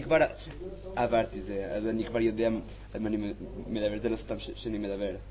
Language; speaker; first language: Hebrew; non-native, learner; Spanish